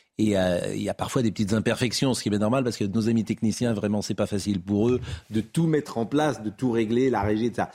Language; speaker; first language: French; native; French